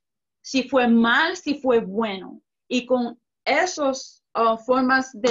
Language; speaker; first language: Spanish; early bilingual, heritage; Spanish